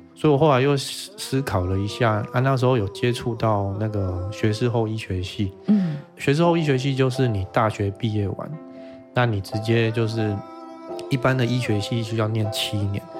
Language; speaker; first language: Chinese; native; Chinese